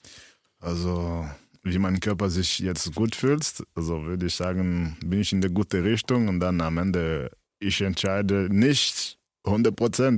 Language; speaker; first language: German; early bilingual, other home language; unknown